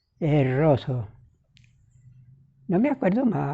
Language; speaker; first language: Spanish; native; Spanish